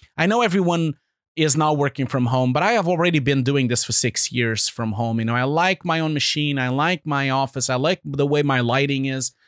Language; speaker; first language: English; non-native, fluent; Portuguese